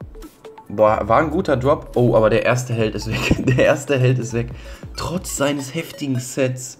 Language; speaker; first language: German; native; German